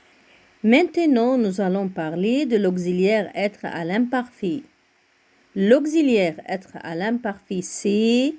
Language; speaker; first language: French; non-native, fluent; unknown